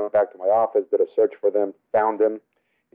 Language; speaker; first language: English; non-native, fluent; Spanish